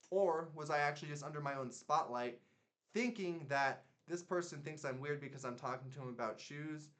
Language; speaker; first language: English; native; English